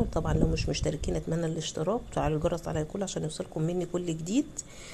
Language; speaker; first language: Arabic; native; Arabic